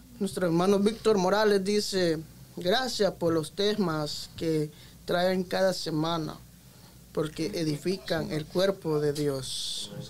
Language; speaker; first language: Spanish; early bilingual, heritage; Spanish